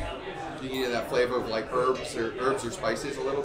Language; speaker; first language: English; native; English